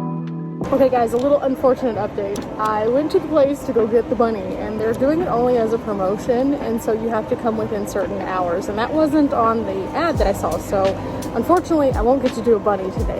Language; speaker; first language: English; native; English